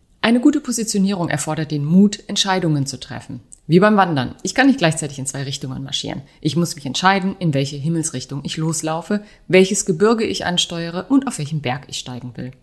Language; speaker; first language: German; native; German